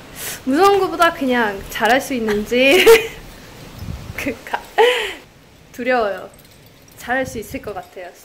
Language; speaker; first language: Korean; non-native, fluent; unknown